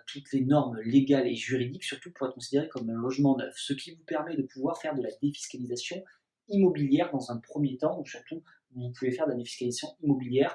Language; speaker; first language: French; native; French